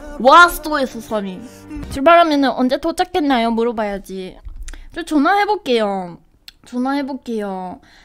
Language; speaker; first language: Korean; non-native, fluent; Japanese